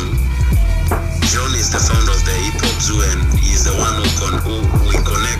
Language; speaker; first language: English; non-native, local second language; Swahili